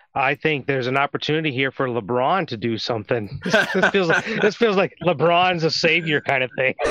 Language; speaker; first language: English; native; English